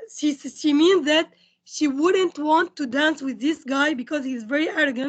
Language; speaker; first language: English; non-native, fluent; Indonesian